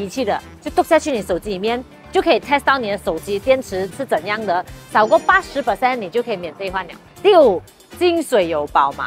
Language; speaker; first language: Chinese; native; Chinese